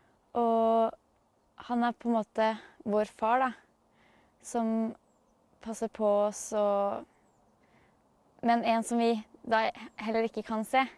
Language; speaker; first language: Norwegian; native; Norwegian